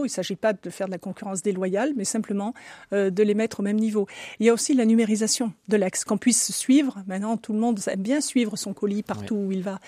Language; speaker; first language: French; native; French